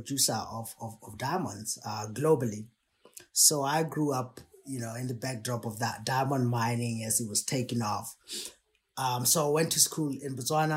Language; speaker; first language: English; non-native, local second language; Tswana